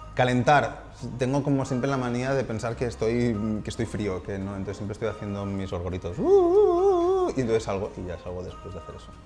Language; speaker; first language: Spanish; native; Spanish